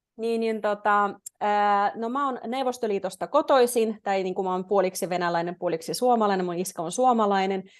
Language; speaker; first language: Finnish; non-native, fluent; Russian